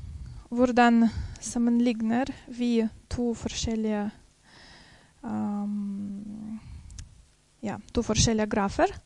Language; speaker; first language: Norwegian; non-native, fluent; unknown